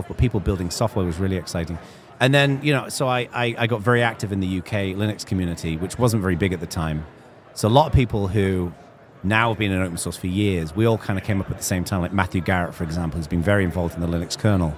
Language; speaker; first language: English; native; English